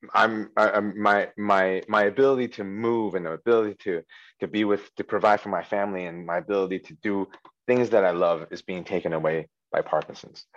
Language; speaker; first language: English; early bilingual, other home language; Chinese